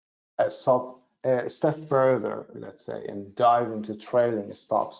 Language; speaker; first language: English; non-native, fluent; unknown